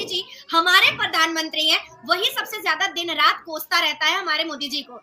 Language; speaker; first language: Hindi; native; Hindi